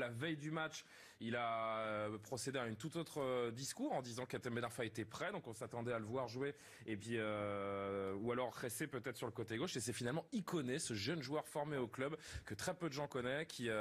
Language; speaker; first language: French; native; French